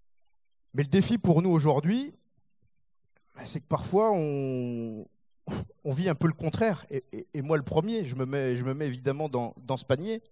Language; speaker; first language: French; native; French